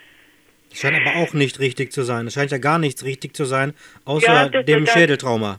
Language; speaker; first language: German; native; German